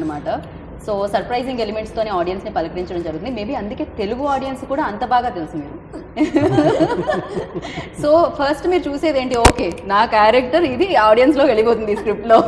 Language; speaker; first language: Telugu; native; Telugu